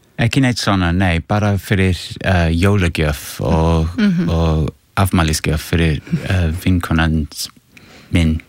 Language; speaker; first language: Icelandic; non-native, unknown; English